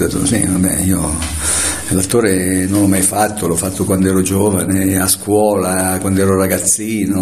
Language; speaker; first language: Italian; native; Italian